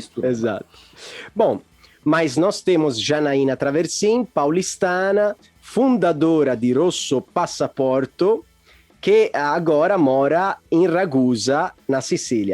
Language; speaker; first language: Portuguese; non-native, fluent; Italian